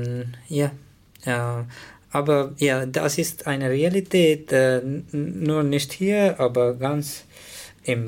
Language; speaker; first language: German; non-native, learner; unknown